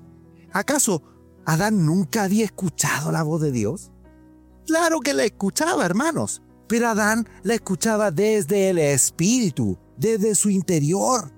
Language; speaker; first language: Spanish; native; Spanish